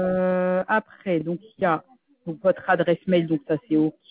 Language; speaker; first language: French; native; French